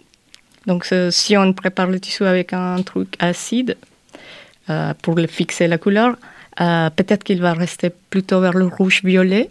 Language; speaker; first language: French; non-native, fluent; Spanish